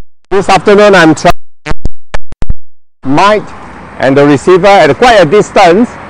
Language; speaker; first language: English; non-native, local second language; Chinese